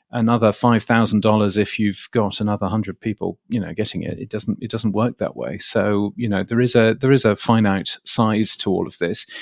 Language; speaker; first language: English; native; English